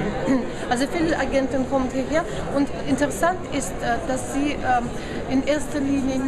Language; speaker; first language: German; non-native, fluent; Russian